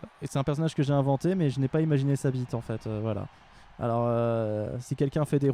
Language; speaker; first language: French; native; French